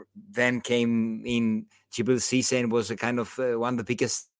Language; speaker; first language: English; non-native, fluent; Greek